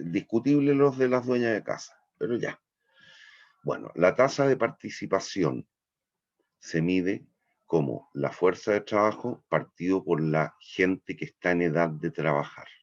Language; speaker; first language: Spanish; native; Spanish